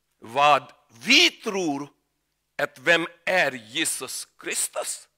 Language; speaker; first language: Swedish; non-native, learner; Urdu